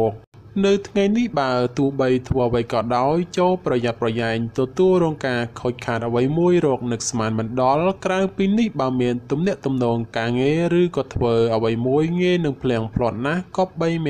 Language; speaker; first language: Khmer; native; Khmer